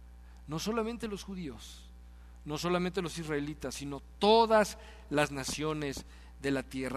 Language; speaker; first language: Spanish; native; Spanish